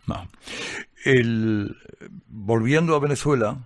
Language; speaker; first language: Spanish; native; Spanish